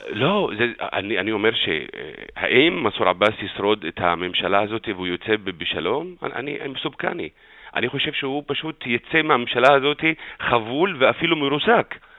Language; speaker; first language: Hebrew; non-native, local second language; Arabic